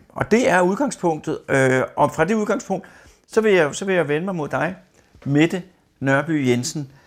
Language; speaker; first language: Danish; native; Danish